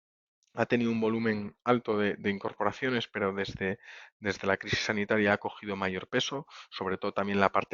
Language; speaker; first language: Spanish; native; Spanish